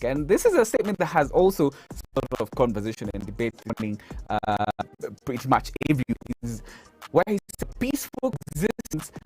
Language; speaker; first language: English; non-native, local second language; Swahili